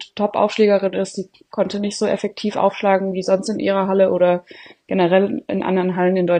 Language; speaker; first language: German; native; German